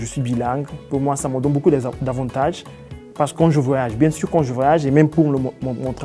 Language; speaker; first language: French; non-native, fluent; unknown